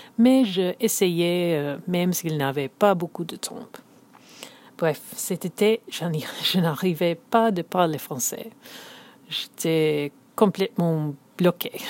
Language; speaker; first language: French; non-native, learner; English